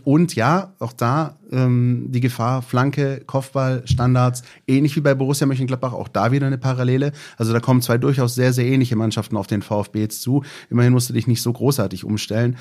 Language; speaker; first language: German; native; German